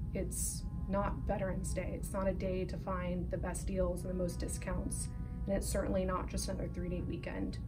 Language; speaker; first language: English; native; English